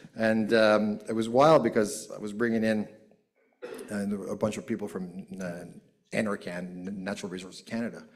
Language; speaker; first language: English; native; English